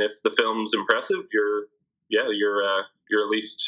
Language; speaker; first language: English; native; English